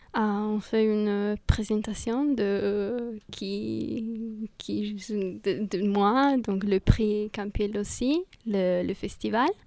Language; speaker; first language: French; non-native, fluent; Italian